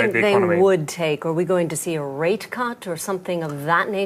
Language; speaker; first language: English; native; English